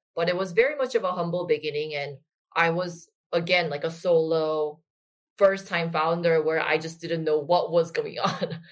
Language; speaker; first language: English; non-native, fluent; Korean